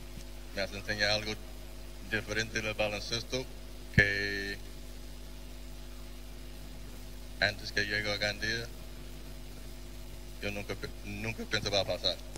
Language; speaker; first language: Spanish; non-native, learner; English